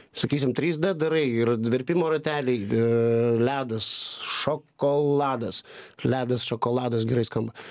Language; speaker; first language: Lithuanian; native; Lithuanian